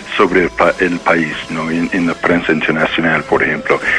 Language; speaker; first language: Spanish; non-native, fluent; English